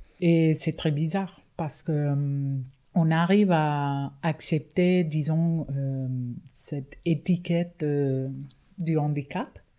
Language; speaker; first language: French; non-native, fluent; Spanish